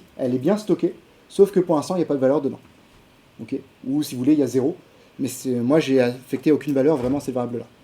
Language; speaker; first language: French; native; French